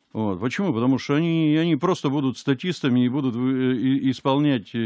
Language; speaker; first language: Russian; native; Russian